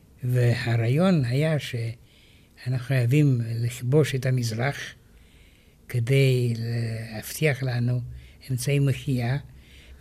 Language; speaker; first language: Hebrew; non-native, fluent; Romanian